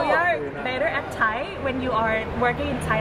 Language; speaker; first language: English; non-native, fluent; Thai